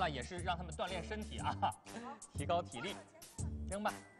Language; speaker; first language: Chinese; native; Chinese